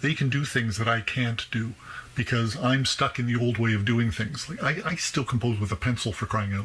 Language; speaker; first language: English; native; English